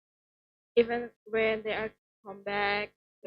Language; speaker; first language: English; non-native, learner; Indonesian